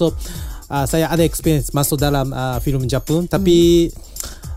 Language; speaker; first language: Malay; non-native, learner; Japanese